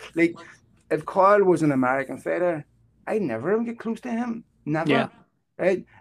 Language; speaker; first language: English; native; English